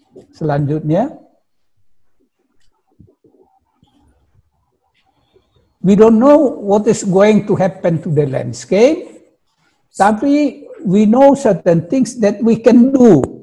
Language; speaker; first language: English; non-native, fluent; Indonesian